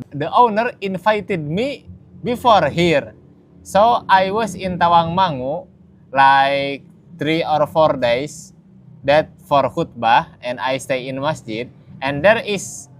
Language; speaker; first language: English; non-native, learner; Indonesian